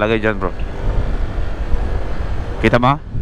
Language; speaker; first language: Filipino; native; Filipino